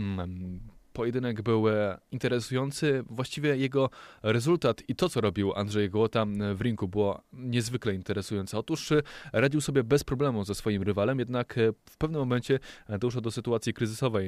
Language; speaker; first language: Polish; native; Polish